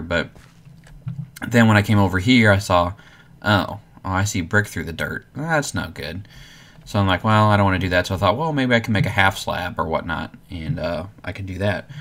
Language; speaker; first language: English; native; English